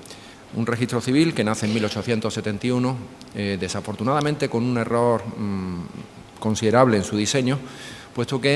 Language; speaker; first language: Spanish; native; Spanish